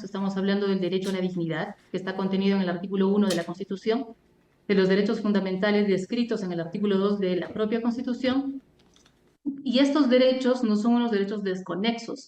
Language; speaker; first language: Spanish; native; Spanish